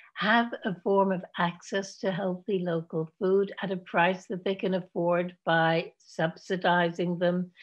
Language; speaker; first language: English; native; English